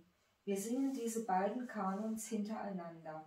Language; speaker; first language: German; native; German